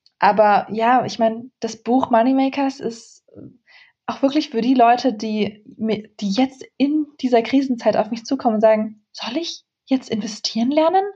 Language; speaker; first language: German; early bilingual, other home language; Central Kurdish